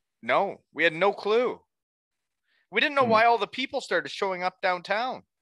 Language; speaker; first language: English; native; English